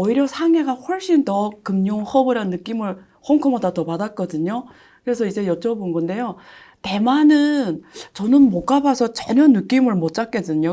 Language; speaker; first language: Korean; native; Korean